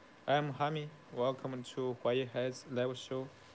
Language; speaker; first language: English; non-native, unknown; Chinese